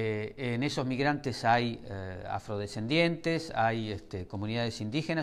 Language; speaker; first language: Spanish; native; Spanish